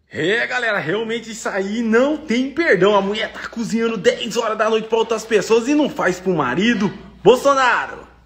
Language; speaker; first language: Portuguese; native; Portuguese